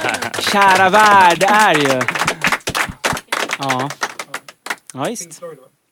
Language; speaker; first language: Swedish; native; Swedish